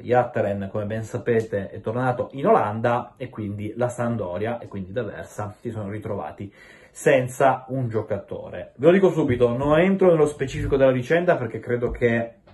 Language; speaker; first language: Italian; native; Italian